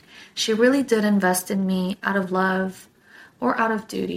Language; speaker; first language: English; non-native, fluent; Korean